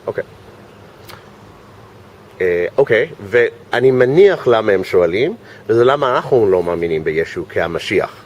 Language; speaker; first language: Hebrew; non-native, fluent; English